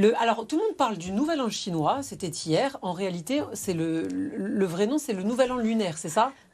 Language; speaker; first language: French; native; French